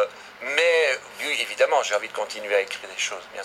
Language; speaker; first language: French; native; French